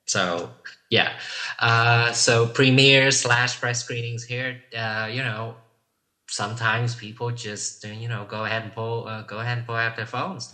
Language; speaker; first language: English; non-native, fluent; Vietnamese